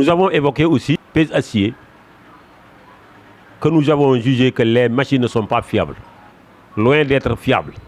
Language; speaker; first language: French; non-native, local second language; Wolof